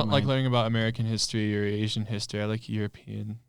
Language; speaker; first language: English; native; English